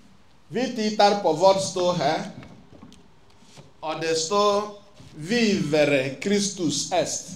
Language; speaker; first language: Swedish; non-native, fluent; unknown